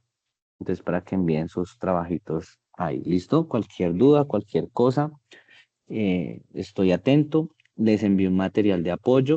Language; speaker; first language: Spanish; native; Spanish